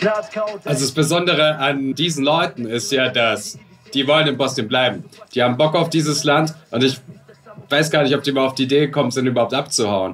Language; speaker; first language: German; native; German